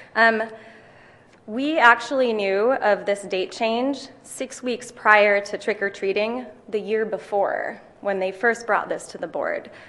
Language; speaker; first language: English; native; English